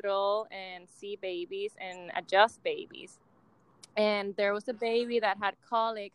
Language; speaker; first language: English; non-native, fluent; Spanish